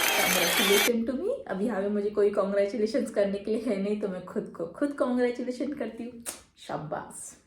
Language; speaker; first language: Hindi; non-native, local second language; Marathi